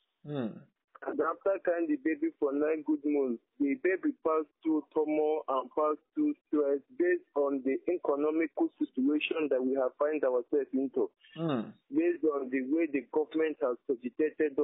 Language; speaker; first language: English; non-native, local second language; Igbo